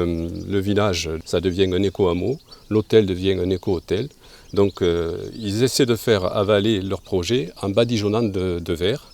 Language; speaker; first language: French; native; French